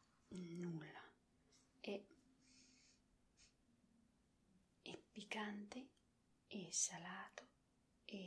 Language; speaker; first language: Italian; non-native, learner; Spanish